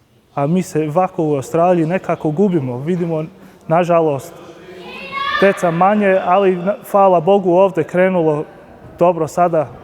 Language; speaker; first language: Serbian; early bilingual, heritage; Serbian